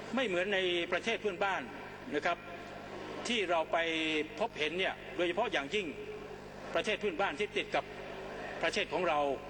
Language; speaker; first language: Thai; non-native, local second language; Pattani Malay